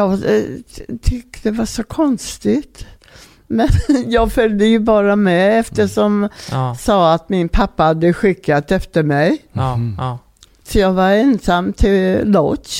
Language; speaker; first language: Swedish; non-native, fluent; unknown